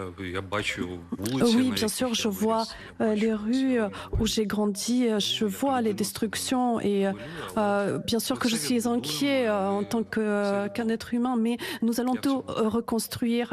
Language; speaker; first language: French; non-native, fluent; Ukrainian